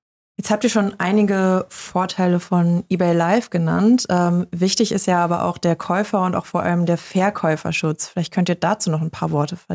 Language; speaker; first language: German; native; German